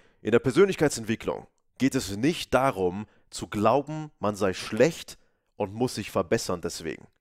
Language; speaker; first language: German; native; German